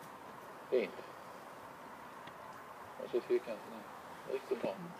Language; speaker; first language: Swedish; native; Swedish